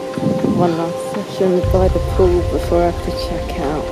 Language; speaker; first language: English; native; English